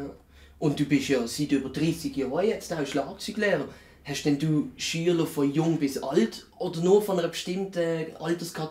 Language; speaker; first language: German; native; German